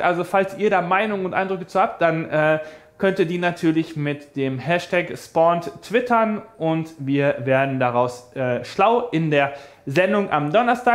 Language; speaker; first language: German; native; German